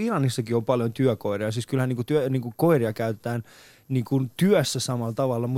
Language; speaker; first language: Finnish; early bilingual, other home language; Persian